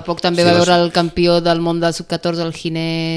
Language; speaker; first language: Catalan; native; Catalan